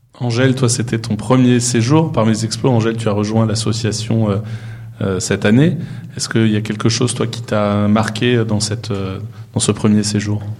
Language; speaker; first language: French; native; French